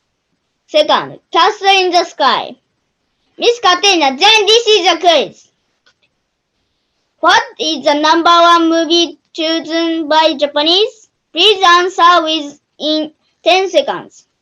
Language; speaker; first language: English; non-native, learner; Japanese